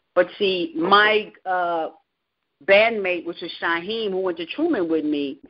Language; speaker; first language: English; native; English